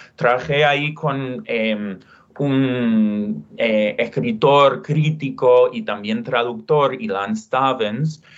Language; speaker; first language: Spanish; non-native, fluent; English